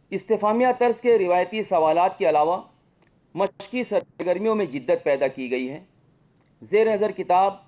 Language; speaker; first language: Urdu; native; Urdu